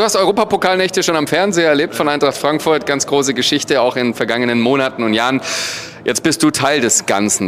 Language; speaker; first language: German; native; German